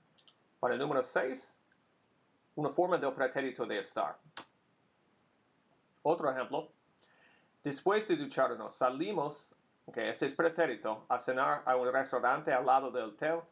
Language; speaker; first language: Spanish; non-native, fluent; English